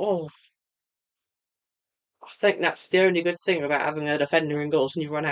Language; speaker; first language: English; native; English